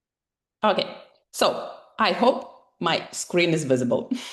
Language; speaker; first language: English; non-native, fluent; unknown